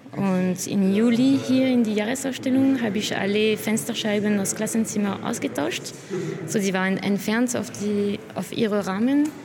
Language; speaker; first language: German; non-native, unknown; French